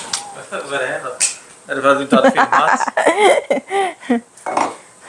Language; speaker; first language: Swedish; native; Swedish